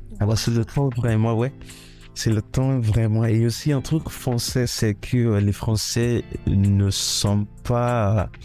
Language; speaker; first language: French; non-native, fluent; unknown